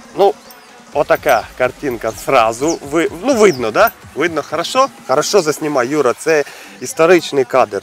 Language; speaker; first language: Ukrainian; non-native, local second language; Russian